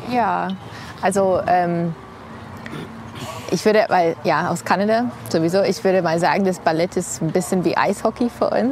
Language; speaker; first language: German; non-native, fluent; English